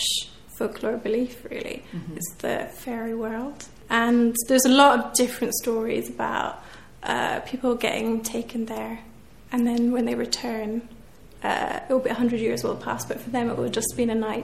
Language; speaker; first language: English; native; English